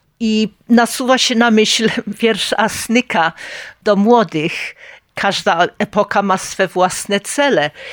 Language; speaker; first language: Polish; early bilingual, heritage; Polish